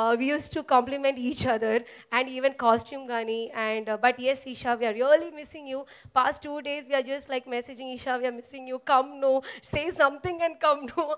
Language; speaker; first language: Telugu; non-native, learner; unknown